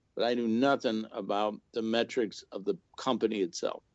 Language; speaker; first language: English; native; English